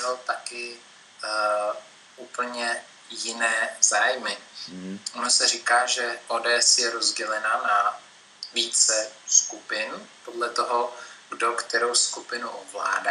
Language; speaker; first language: Czech; native; Czech